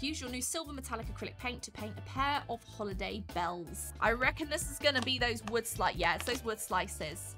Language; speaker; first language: English; native; English